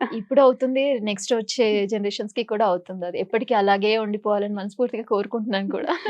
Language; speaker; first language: Telugu; native; Telugu